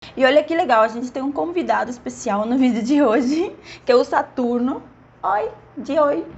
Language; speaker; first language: Portuguese; non-native, fluent; Spanish